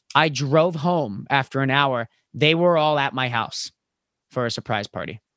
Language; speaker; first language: English; native; English